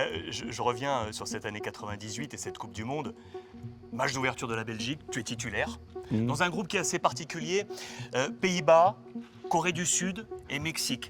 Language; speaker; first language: French; native; French